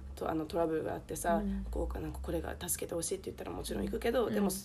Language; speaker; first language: Japanese; early bilingual, heritage; Japanese